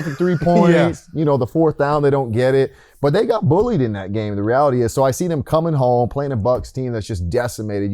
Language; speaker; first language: English; native; English